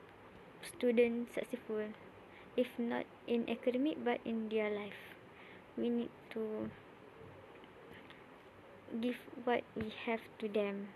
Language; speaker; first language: English; non-native, learner; Malay